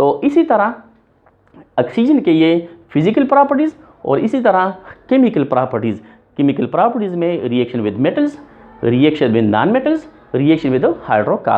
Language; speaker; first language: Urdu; non-native, local second language; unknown